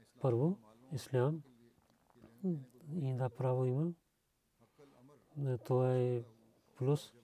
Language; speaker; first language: Bulgarian; non-native, learner; Urdu